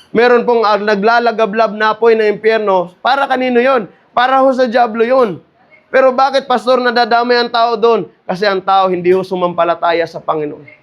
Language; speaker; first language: Filipino; non-native, local second language; Cebuano